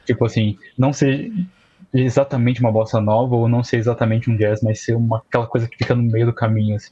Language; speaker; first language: Portuguese; native; Portuguese